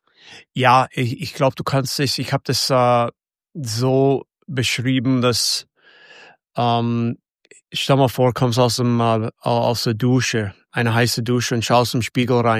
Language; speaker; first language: German; non-native, fluent; English